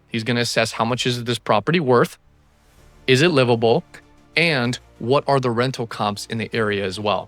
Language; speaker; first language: English; native; English